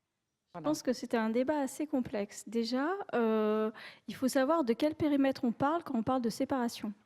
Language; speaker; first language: French; native; French